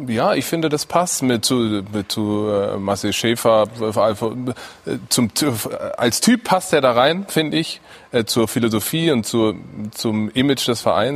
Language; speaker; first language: German; native; German